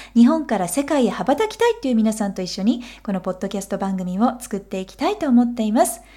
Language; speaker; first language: Japanese; native; Japanese